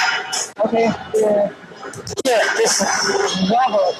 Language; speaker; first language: English; non-native, learner; Chinese